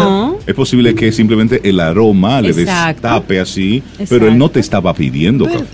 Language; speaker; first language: Spanish; native; Spanish